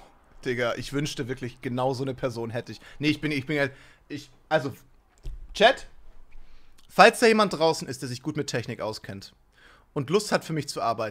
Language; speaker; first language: German; native; German